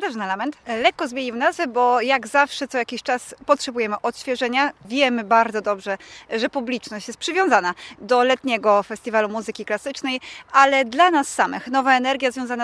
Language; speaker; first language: Polish; native; Polish